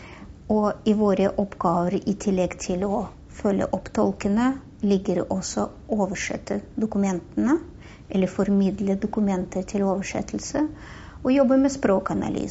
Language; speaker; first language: Norwegian; non-native, fluent; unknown